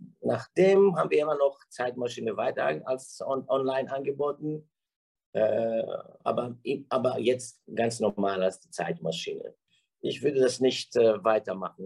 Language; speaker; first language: German; non-native, fluent; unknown